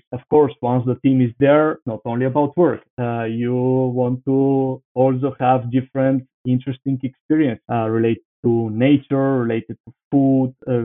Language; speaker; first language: English; non-native, fluent; Bulgarian